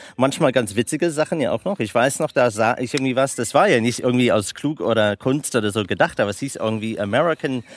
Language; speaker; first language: German; non-native, fluent; English